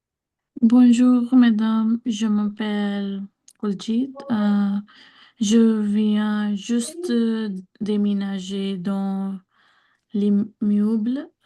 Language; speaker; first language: French; non-native, learner; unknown